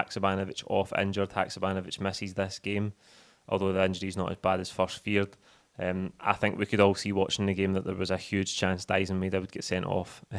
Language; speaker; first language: English; native; English